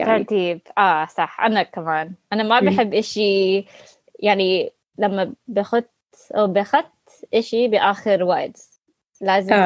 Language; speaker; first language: Arabic; non-native, learner; English